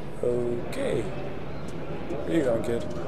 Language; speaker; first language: English; native; English